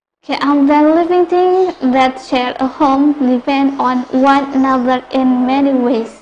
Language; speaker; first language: English; non-native, local second language; Indonesian